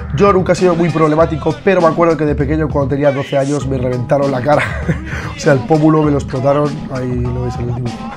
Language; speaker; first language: Spanish; early bilingual, other home language; Arabic